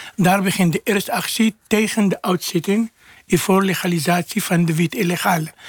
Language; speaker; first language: Dutch; non-native, fluent; Arabic